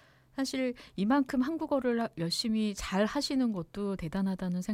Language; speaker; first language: Korean; native; Korean